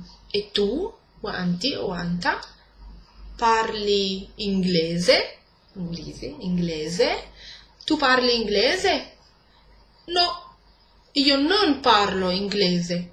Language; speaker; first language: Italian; non-native, fluent; Arabic